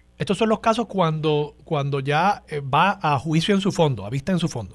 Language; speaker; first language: Spanish; native; Spanish